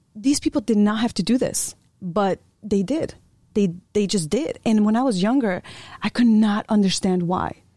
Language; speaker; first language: English; early bilingual, other home language; Spanish